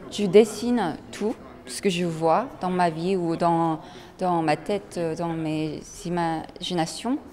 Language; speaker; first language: French; non-native, fluent; Korean